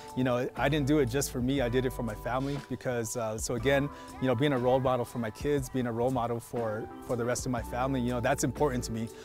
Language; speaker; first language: English; native; English